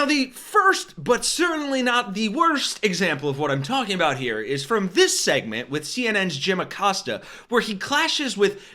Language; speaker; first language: English; native; English